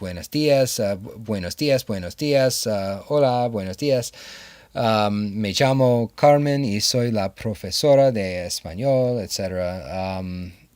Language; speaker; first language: Spanish; non-native, learner; English